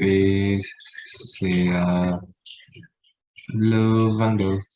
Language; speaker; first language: French; non-native, learner; Vietnamese